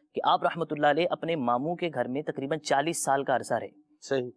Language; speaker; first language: Urdu; native; Urdu